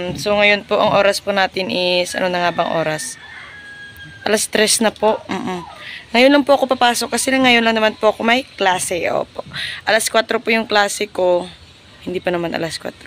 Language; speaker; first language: Filipino; native; Filipino